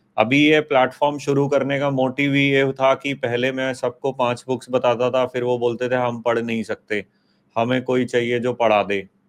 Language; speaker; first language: Hindi; native; Hindi